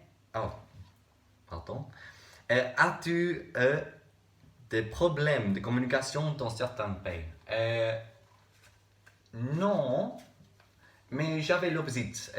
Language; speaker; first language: French; non-native, learner; English